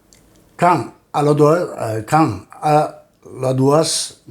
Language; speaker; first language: French; non-native, fluent; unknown